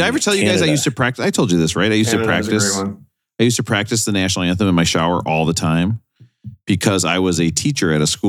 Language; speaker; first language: English; native; English